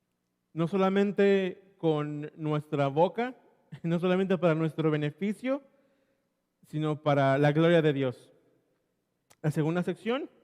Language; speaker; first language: Spanish; native; Spanish